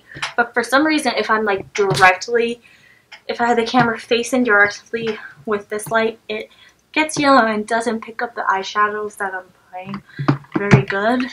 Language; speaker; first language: English; native; English